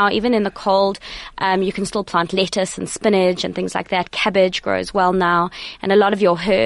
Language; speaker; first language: English; native; English